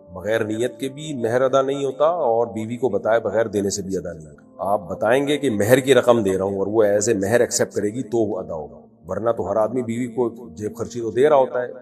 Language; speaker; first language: Urdu; native; Urdu